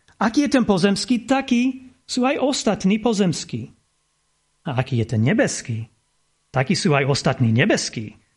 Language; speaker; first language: Slovak; non-native, fluent; English